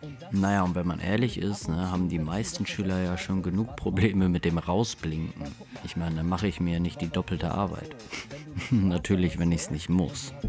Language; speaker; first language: German; native; German